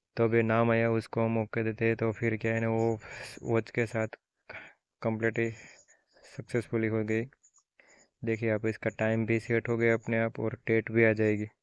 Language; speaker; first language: Hindi; non-native, local second language; Gujarati